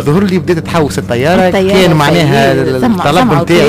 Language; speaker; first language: Arabic; native; Arabic